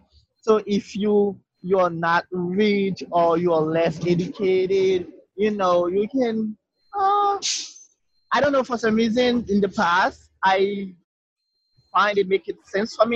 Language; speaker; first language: English; non-native, fluent; Haitian Creole